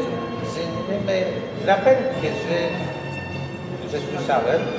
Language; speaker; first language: French; non-native, learner; Polish